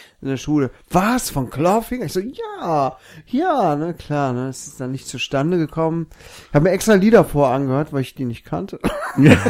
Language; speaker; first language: German; native; German